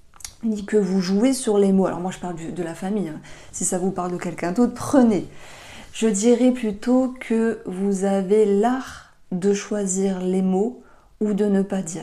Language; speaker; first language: French; native; French